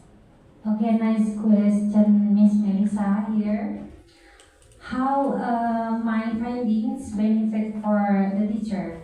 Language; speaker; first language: English; non-native, learner; Indonesian